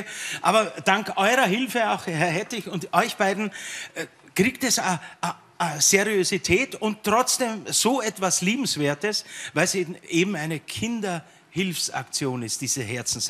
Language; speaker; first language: German; native; German